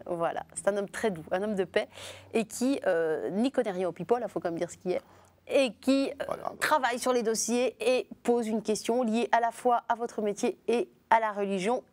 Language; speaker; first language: French; native; French